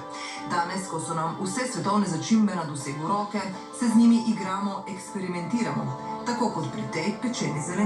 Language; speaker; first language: Slovenian; native; Slovenian